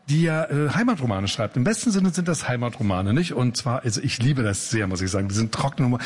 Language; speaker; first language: German; native; German